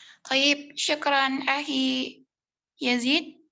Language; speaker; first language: Arabic; non-native, learner; Indonesian